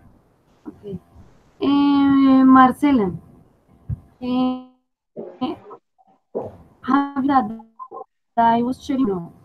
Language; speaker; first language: English; non-native, fluent; Spanish